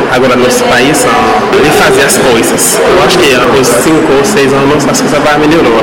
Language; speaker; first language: Portuguese; non-native, learner; Haitian Creole